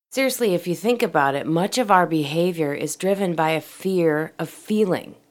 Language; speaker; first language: English; native; English